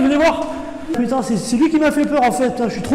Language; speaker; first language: French; native; French